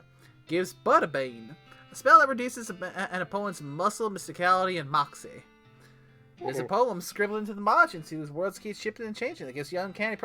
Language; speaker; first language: English; native; English